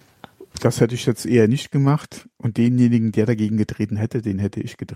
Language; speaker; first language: German; native; German